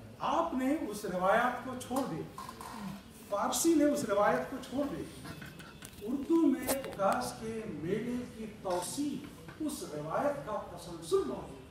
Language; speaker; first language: Urdu; native; Urdu